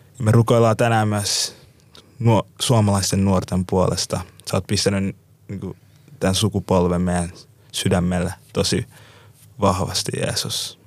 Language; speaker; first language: Finnish; native; Finnish